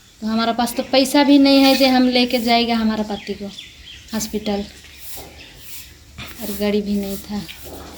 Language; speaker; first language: Hindi; non-native, local second language; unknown